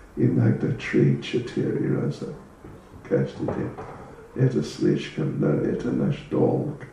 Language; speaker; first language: Russian; non-native, learner; English